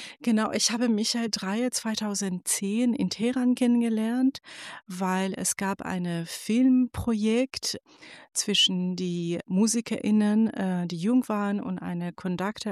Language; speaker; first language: German; non-native, fluent; Persian